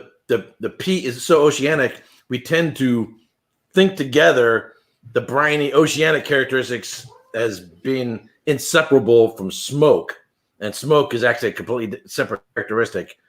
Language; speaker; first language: English; native; English